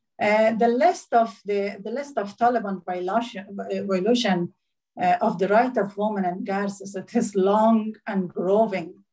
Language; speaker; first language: English; non-native, learner; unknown